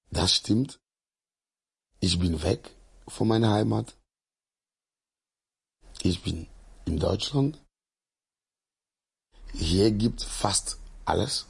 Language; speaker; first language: German; non-native, learner; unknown